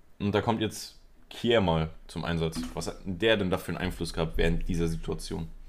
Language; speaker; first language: German; early bilingual, other home language; Spanish